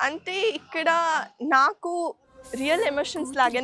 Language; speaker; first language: Telugu; non-native, learner; Kannada